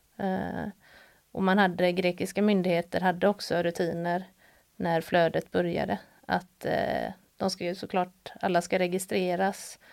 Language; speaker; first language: Swedish; native; Swedish